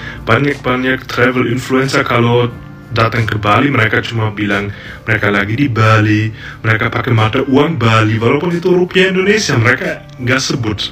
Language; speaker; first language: Indonesian; non-native, fluent; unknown